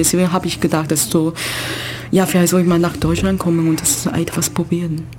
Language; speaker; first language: German; non-native, learner; Chinese